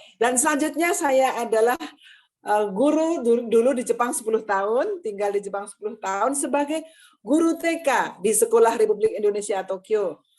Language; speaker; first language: Indonesian; native; Indonesian